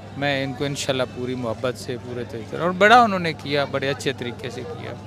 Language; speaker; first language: Urdu; non-native, local second language; Punjabi